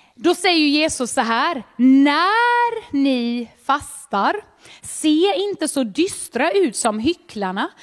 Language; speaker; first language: Swedish; native; Swedish